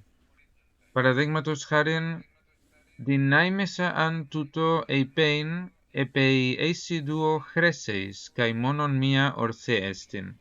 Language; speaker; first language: Greek; non-native, fluent; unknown